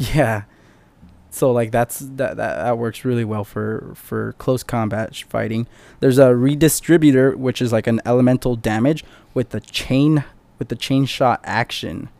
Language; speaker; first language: English; early bilingual, other home language; Spanish